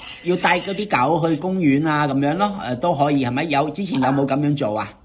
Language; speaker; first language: Cantonese; native; Cantonese